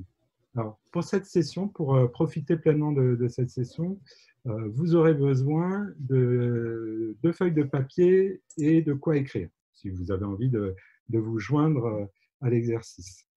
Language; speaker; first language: French; native; French